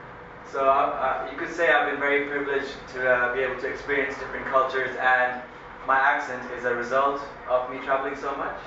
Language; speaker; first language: English; early bilingual, other home language; Hindi